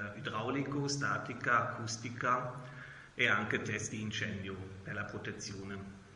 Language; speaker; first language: Italian; non-native, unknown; German